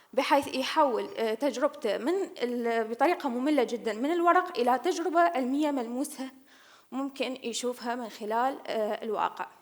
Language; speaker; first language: English; non-native, learner; Arabic